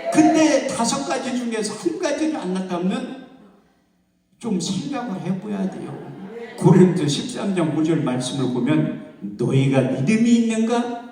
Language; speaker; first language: Korean; native; Korean